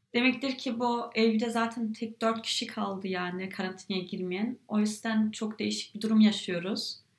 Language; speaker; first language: Turkish; early bilingual, heritage; Turkish